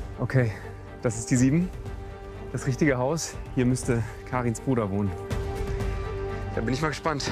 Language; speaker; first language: German; native; German